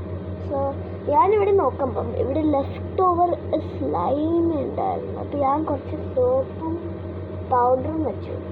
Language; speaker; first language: Malayalam; early bilingual, heritage; Malayalam